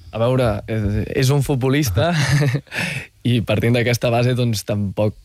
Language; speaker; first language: Catalan; early bilingual, other home language; Arabic